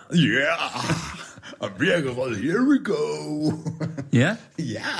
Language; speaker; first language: Danish; non-native, fluent; Persian